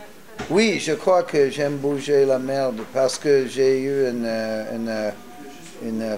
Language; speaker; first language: French; non-native, fluent; English